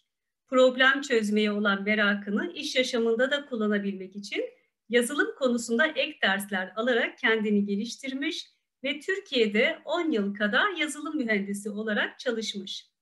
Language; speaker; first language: Turkish; native; Turkish